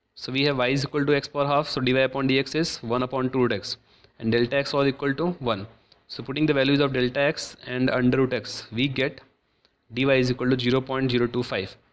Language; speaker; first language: English; non-native, local second language; Hindi